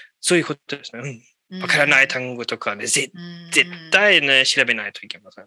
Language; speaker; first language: Japanese; non-native, fluent; German